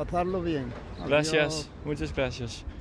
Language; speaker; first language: Spanish; non-native, learner; Danish